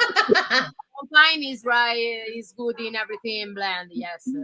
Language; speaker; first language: English; non-native, learner; Italian